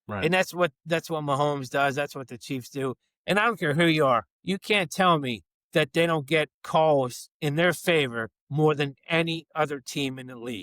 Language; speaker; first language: English; native; English